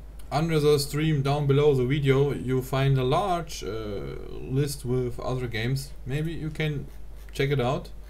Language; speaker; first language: English; non-native, fluent; German